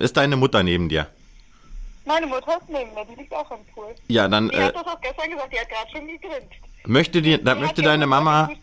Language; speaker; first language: German; native; German